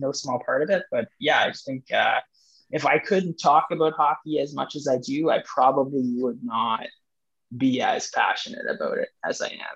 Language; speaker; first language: English; native; English